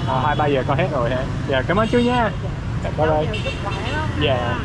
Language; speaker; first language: Vietnamese; non-native, learner; English